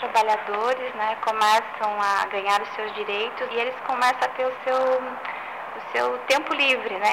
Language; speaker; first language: Portuguese; native; Portuguese